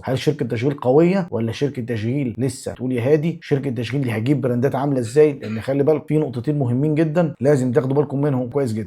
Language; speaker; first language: Arabic; native; Arabic